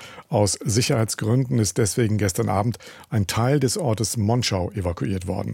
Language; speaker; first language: German; native; German